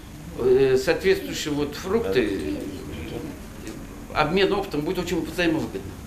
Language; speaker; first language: Russian; non-native, fluent; Turkish